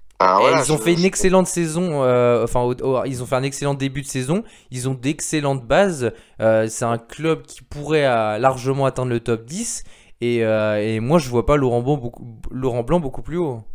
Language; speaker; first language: French; native; French